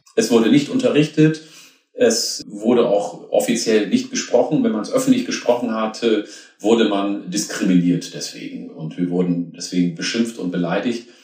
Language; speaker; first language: German; early bilingual, other home language; Oromo